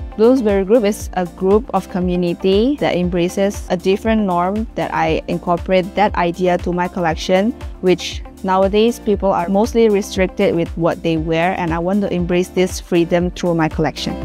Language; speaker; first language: English; non-native, fluent; Indonesian